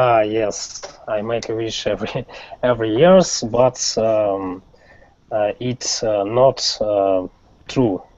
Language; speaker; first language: English; non-native, learner; Russian